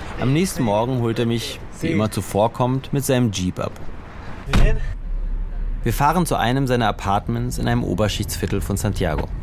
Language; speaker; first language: German; native; German